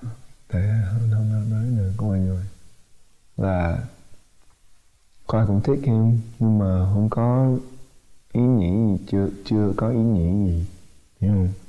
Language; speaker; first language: Vietnamese; early bilingual, heritage; Vietnamese